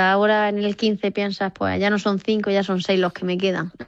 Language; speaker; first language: Spanish; native; Spanish